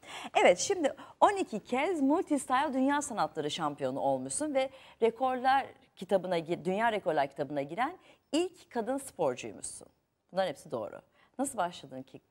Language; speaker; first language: Turkish; native; Turkish